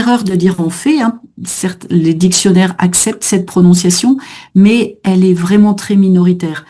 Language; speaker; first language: French; native; French